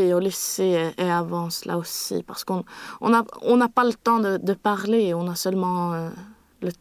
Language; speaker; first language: French; non-native, learner; Swedish